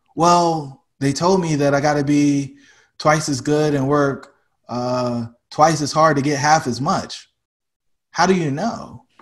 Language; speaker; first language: English; native; English